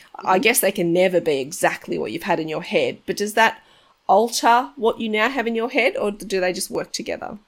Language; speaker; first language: English; native; English